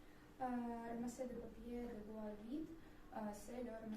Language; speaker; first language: French; non-native, learner; Russian